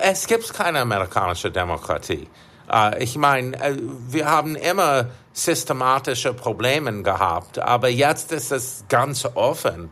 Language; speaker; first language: German; non-native, fluent; English